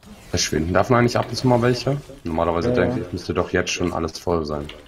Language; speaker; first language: German; native; German